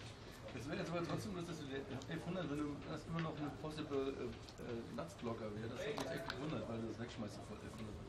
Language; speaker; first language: German; native; German